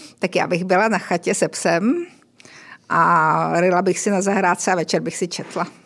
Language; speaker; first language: Czech; native; Czech